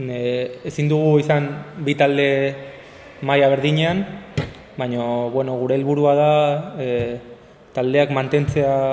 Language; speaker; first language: Basque; non-native, local second language; Spanish